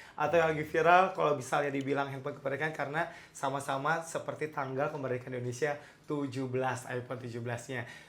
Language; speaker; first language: Indonesian; native; Indonesian